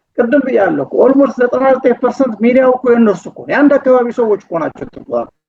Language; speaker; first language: Amharic; non-native, local second language; Tigrinya